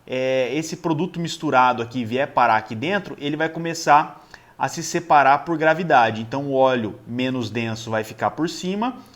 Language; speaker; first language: Portuguese; native; Portuguese